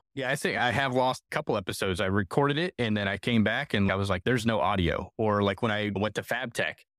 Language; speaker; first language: English; native; English